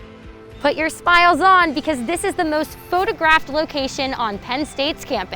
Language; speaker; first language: English; native; English